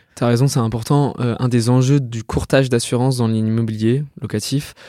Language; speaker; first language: French; native; French